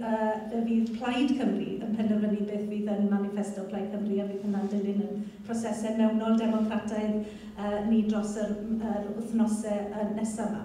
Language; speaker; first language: Welsh; native; Welsh